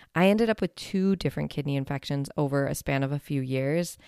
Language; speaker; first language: English; native; English